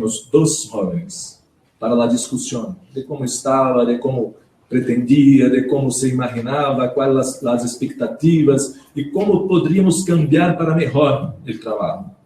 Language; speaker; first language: Spanish; non-native, learner; Portuguese